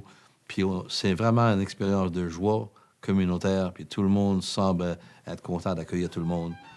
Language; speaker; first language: French; native; French